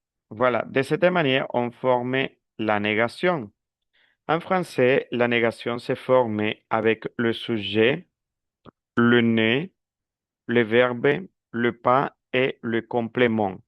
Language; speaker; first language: French; non-native, fluent; Spanish